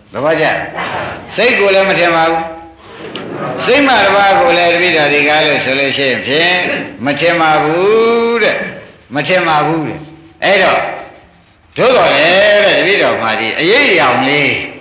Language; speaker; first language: Burmese; native; Burmese